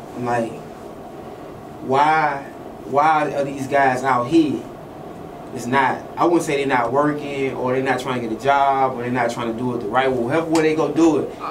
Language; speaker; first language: English; native; English